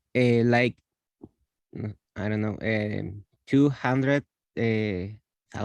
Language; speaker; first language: English; non-native, learner; Spanish